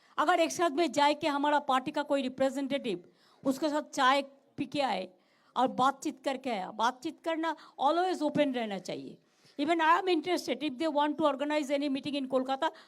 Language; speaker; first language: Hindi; non-native, local second language; Bangla